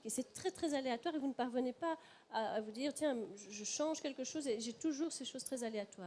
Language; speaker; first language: French; native; French